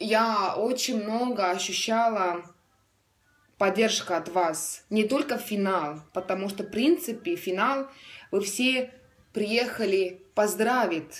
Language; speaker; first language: Russian; non-native, learner; Estonian